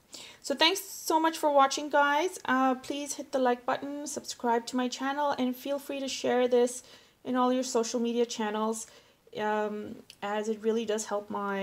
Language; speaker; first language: English; native; English